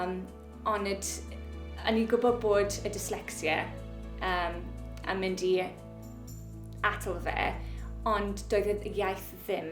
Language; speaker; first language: Welsh; non-native, local second language; English